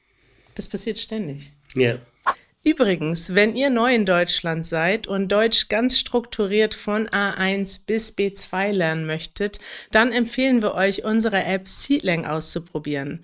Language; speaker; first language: German; native; German